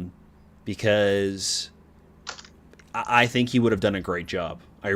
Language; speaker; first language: English; native; English